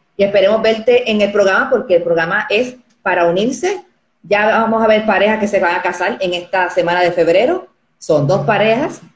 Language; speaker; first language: Spanish; native; Spanish